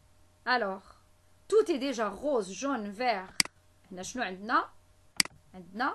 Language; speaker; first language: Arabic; native; Arabic